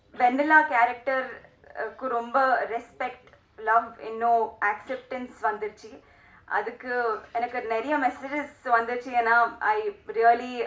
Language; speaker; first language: Tamil; non-native, learner; Telugu